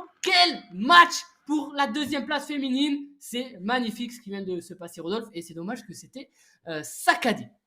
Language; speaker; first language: French; native; French